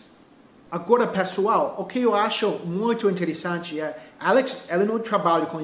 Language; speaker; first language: Portuguese; non-native, fluent; English